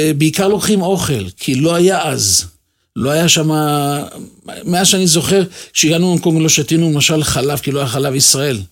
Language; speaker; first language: Hebrew; native; Hebrew